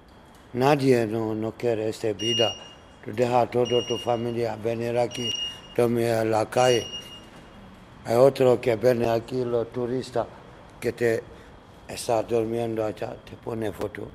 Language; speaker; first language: Spanish; non-native, learner; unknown